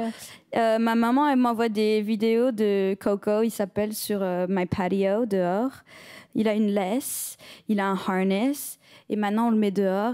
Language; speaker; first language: French; early bilingual, heritage; French